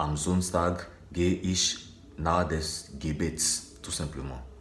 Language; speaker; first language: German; non-native, learner; French